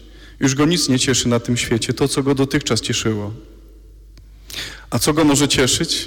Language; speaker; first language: Polish; native; Polish